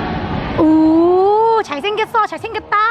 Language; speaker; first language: Korean; non-native, learner; Thai